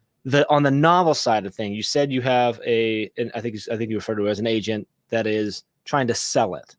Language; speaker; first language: English; native; English